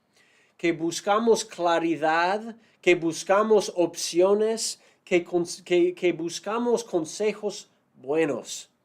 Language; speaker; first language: Spanish; non-native, fluent; English